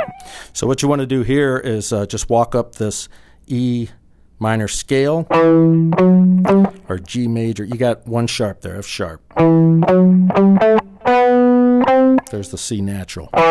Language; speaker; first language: English; native; English